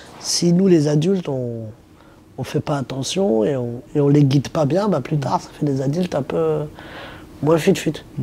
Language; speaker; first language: French; early bilingual, other home language; Arabic